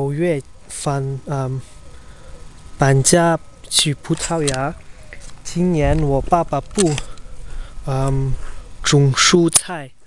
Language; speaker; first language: Chinese; non-native, learner; Dutch